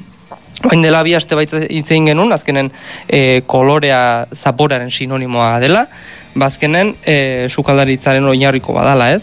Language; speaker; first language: Basque; native; Basque